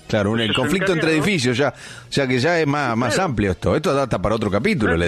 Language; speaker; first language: Spanish; native; Spanish